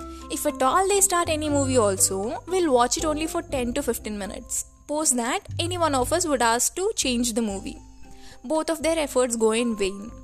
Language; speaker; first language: English; non-native, local second language; Tamil